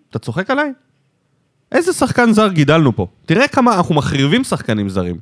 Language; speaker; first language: Hebrew; native; Hebrew